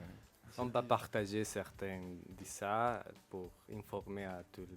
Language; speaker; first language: French; non-native, local second language; Spanish